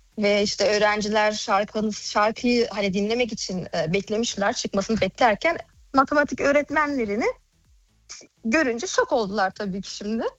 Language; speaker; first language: Turkish; early bilingual, heritage; Turkish